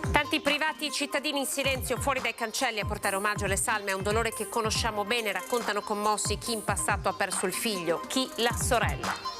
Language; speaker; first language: Italian; native; Italian